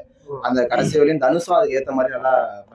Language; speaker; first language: Tamil; native; Tamil